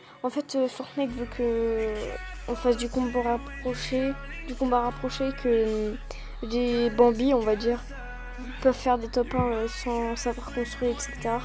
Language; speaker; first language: French; native; French